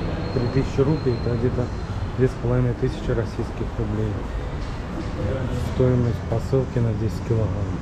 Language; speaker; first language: Russian; native; Russian